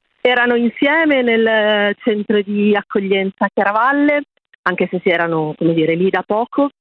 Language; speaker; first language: Italian; native; Italian